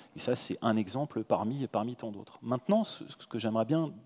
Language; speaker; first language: French; native; French